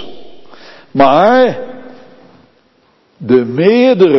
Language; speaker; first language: Dutch; native; Dutch